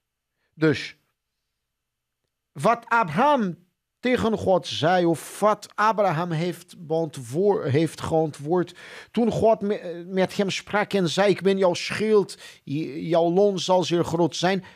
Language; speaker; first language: Dutch; non-native, fluent; Portuguese